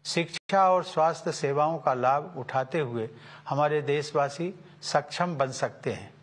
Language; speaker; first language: Hindi; native; Hindi